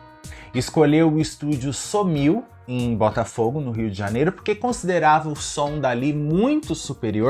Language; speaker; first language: Portuguese; native; Portuguese